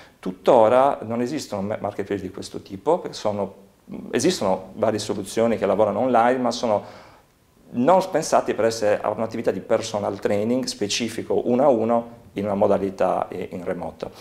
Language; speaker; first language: Italian; native; Italian